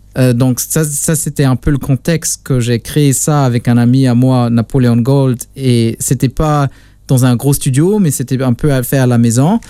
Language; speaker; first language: French; non-native, local second language; Luxembourgish